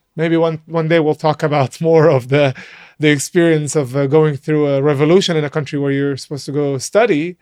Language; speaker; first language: English; non-native, fluent; Arabic